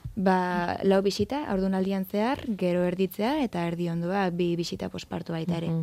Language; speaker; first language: Basque; native; Basque